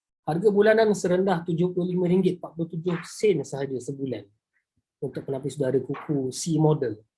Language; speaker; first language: Malay; native; Malay